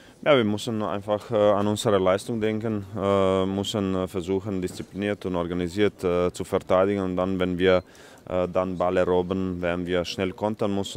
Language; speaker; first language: German; non-native, fluent; Croatian